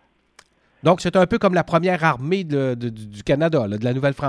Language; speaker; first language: French; native; French